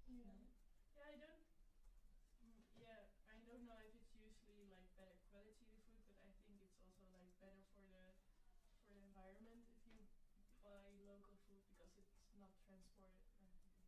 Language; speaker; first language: English; non-native, fluent; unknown